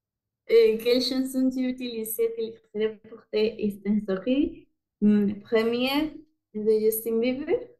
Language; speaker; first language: French; non-native, learner; Spanish